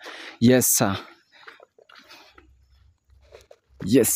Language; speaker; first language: English; non-native, learner; Swahili